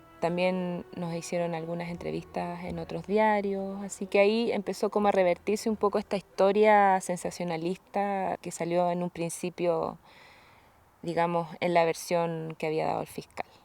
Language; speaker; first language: Spanish; native; Spanish